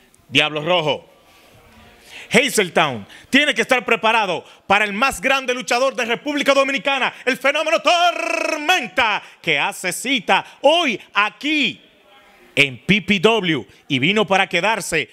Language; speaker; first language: Spanish; native; Spanish